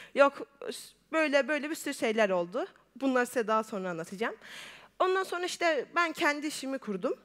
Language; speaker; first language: Turkish; native; Turkish